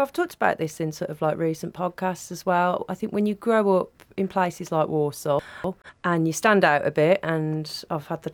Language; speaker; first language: English; native; English